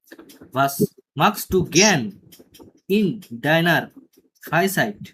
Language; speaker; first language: German; non-native, learner; Bangla